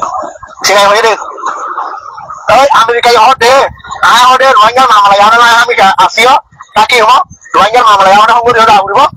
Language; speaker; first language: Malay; non-native, learner; Rohingya